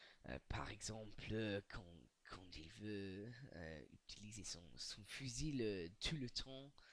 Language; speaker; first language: French; non-native, learner; English